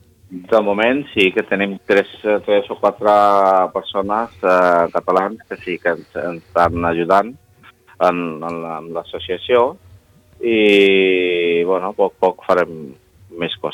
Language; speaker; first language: Catalan; non-native, learner; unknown